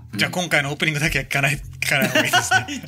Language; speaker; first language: Japanese; native; Japanese